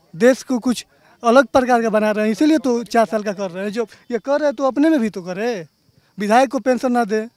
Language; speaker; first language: Hindi; native; Hindi